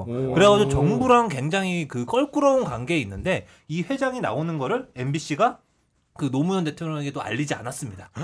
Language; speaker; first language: Korean; native; Korean